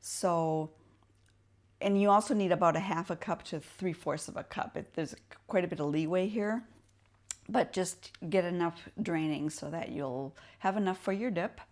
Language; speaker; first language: English; native; English